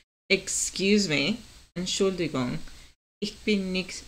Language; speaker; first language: German; non-native, learner; Spanish